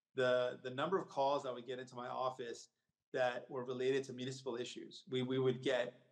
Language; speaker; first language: English; native; English